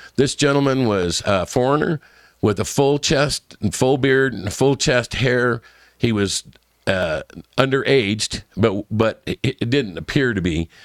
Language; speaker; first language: English; native; English